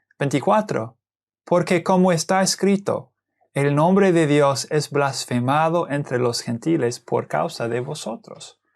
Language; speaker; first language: Spanish; non-native, fluent; English